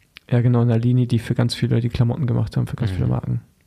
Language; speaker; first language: German; native; German